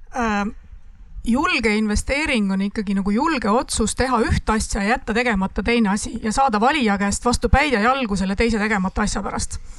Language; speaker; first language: Estonian; native; Estonian